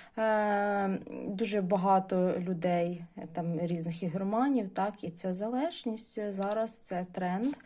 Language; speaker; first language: Ukrainian; non-native, local second language; Russian